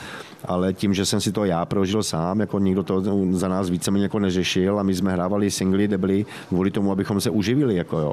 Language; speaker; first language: Czech; native; Czech